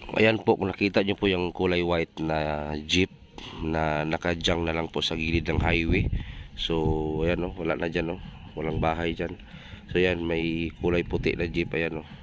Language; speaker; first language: Filipino; non-native, local second language; Cebuano